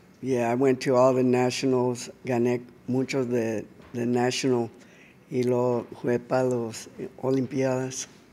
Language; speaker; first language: Spanish; early bilingual, heritage; Spanish